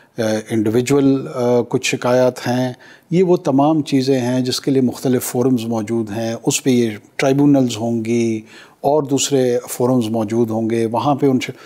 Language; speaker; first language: Urdu; non-native, local second language; Pashto